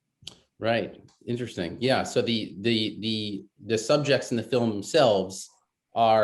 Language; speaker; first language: English; native; English